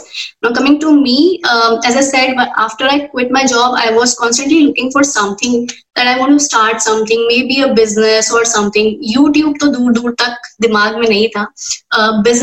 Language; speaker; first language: English; non-native, local second language; Hindi